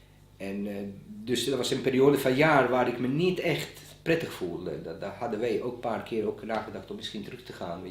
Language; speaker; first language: Dutch; non-native, fluent; Bosnian